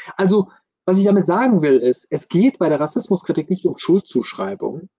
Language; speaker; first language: German; early bilingual, other home language; Persian